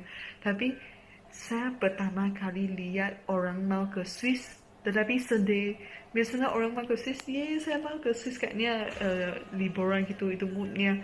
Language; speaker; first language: Indonesian; non-native, fluent; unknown